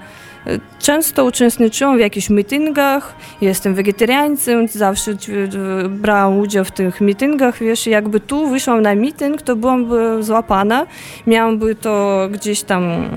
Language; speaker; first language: Polish; non-native, fluent; Russian